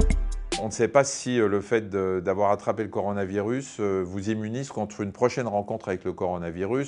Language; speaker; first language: French; native; French